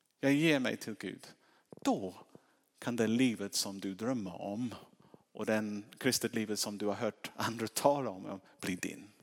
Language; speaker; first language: Swedish; non-native, fluent; English